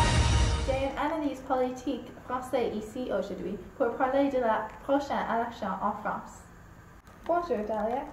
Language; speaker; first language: French; non-native, learner; English